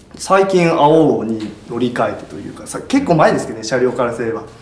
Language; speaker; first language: Japanese; native; Japanese